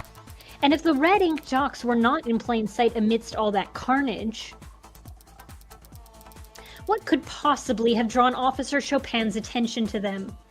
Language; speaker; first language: English; native; English